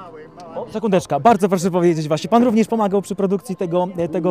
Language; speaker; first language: Polish; native; Polish